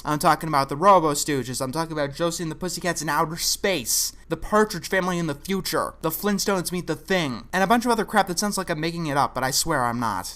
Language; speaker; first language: English; native; English